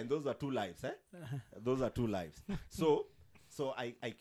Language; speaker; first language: English; non-native, local second language; Swahili